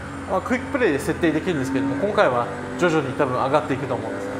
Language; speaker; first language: Japanese; non-native, fluent; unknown